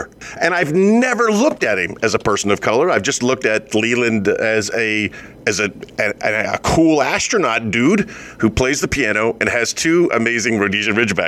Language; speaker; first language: English; native; English